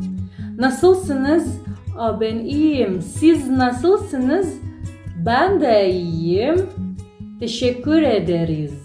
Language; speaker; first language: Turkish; non-native, fluent; Indonesian